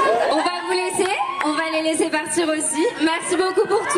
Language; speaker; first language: French; native; French